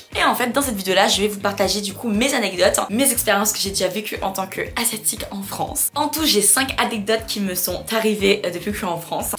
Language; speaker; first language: French; non-native, fluent; Khmer